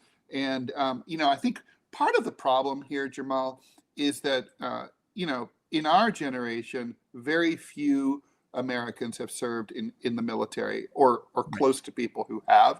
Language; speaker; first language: English; native; English